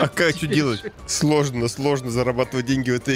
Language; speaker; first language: Russian; native; Russian